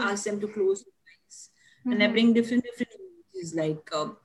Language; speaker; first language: English; non-native, local second language; Tulu